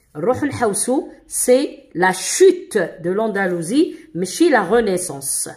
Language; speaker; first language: French; non-native, local second language; Arabic